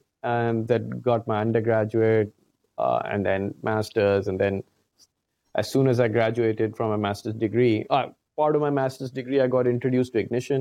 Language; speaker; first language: English; non-native, local second language; Urdu